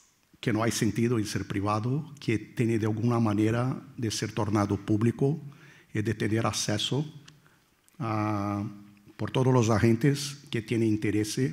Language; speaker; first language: Spanish; non-native, fluent; Portuguese